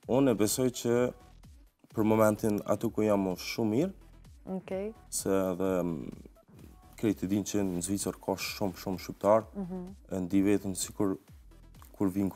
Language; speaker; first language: Albanian; early bilingual, heritage; Albanian